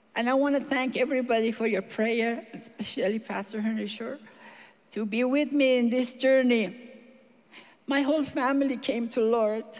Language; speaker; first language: English; non-native, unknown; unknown